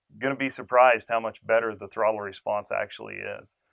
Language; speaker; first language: English; native; English